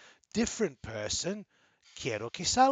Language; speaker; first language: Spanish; non-native, fluent; English